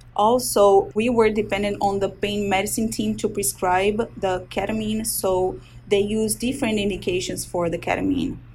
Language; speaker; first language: English; non-native, fluent; Portuguese